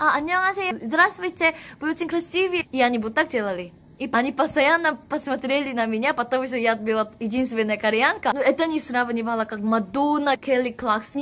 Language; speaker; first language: Russian; non-native, fluent; Korean